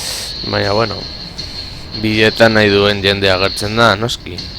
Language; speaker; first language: Basque; non-native, local second language; Spanish